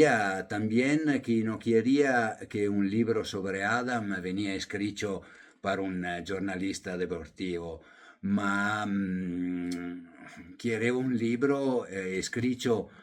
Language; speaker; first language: Spanish; non-native, fluent; Italian